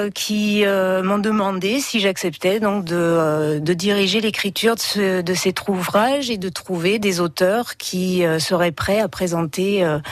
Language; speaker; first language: French; native; French